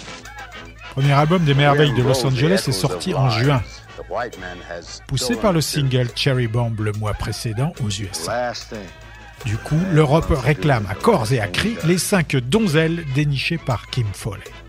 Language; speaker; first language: French; native; French